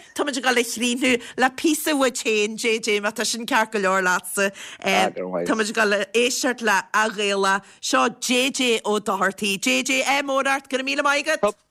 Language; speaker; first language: Irish; native; Irish